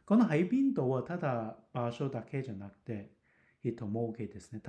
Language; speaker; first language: Japanese; non-native, fluent; Cantonese